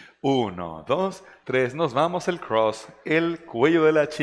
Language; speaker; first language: Spanish; native; Spanish